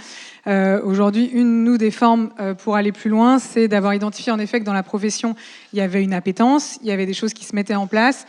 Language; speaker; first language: French; native; French